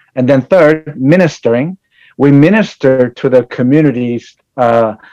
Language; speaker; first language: English; non-native, fluent; Korean